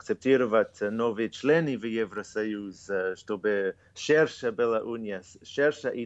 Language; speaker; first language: Russian; non-native, fluent; English